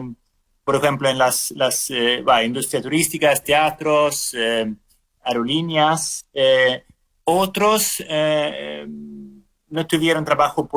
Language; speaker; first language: Spanish; non-native, fluent; Swedish